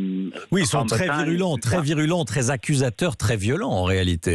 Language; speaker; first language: French; native; French